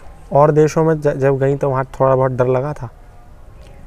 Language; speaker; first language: Hindi; native; Hindi